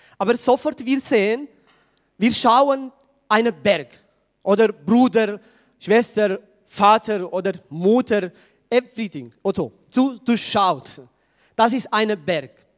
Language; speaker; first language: German; non-native, learner; Tigrinya